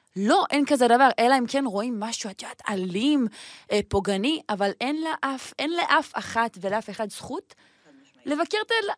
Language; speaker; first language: Hebrew; native; Hebrew